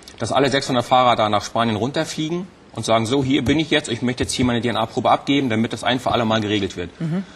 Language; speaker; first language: German; native; German